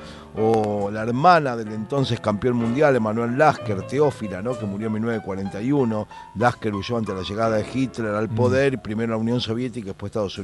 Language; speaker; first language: Spanish; native; Spanish